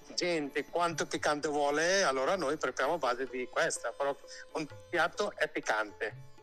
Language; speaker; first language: Italian; non-native, learner; Hindi